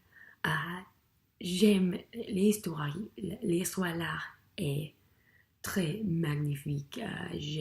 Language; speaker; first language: French; non-native, learner; English